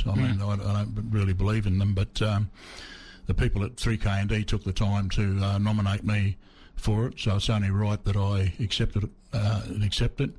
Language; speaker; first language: English; native; English